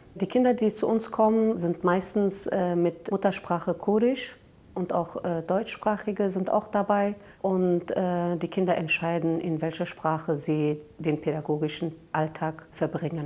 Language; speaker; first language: German; early bilingual, other home language; Kurdish